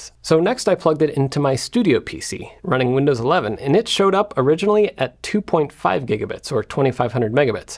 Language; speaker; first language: English; native; English